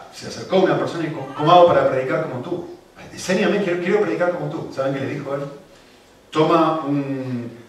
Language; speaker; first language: Spanish; native; Spanish